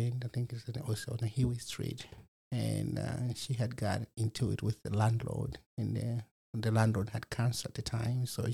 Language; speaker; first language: English; non-native, local second language; Nyanja